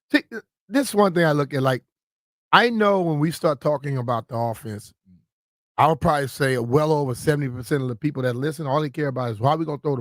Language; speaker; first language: English; native; English